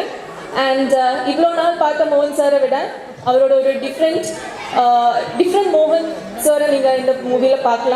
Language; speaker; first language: Tamil; non-native, fluent; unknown